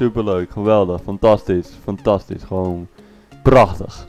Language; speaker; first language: Dutch; native; Dutch